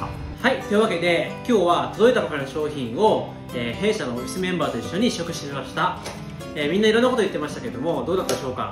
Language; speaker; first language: Japanese; native; Japanese